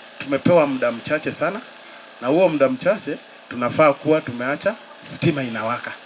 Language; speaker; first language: Swahili; non-native, local second language; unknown